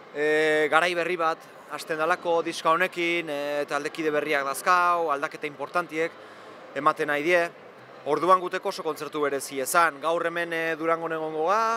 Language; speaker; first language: Basque; native; Basque